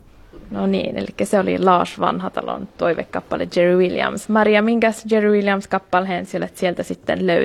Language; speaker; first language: Finnish; early bilingual, heritage; Finnish